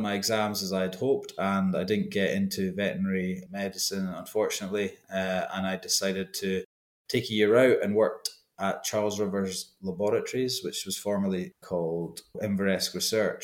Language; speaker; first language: English; native; English